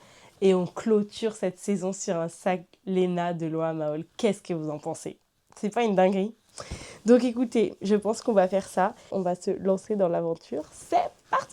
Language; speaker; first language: French; native; French